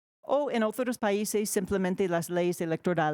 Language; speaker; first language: Spanish; non-native, fluent; English